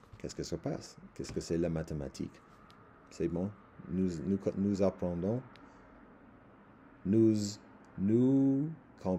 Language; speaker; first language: French; non-native, learner; English